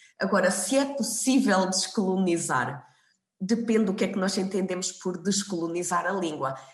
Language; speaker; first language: Portuguese; native; Portuguese